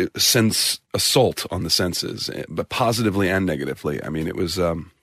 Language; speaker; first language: English; native; English